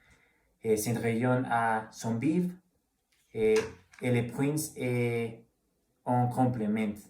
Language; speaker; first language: French; non-native, learner; Spanish